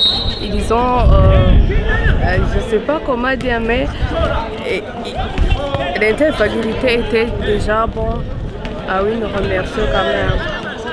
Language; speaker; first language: French; non-native, local second language; Rundi